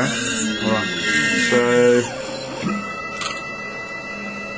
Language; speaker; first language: English; native; English